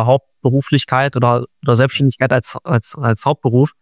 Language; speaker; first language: German; native; German